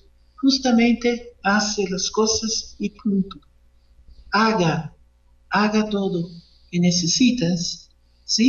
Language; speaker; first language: Spanish; non-native, fluent; Portuguese